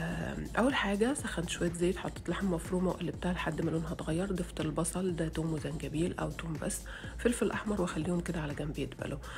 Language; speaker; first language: Arabic; native; Arabic